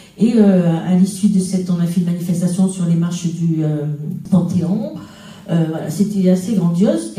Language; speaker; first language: French; non-native, local second language; Arabic